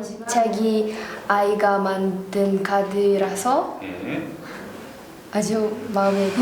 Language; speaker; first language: Korean; non-native, learner; Russian